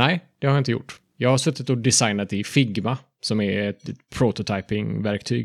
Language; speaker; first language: Swedish; native; Swedish